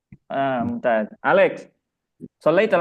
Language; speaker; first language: Arabic; non-native, fluent; Indonesian